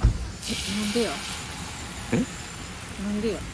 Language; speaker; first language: Japanese; native; Japanese